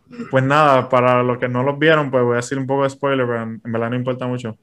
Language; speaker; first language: Spanish; native; Spanish